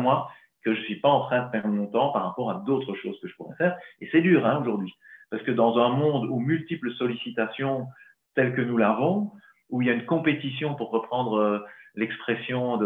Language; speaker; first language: French; native; French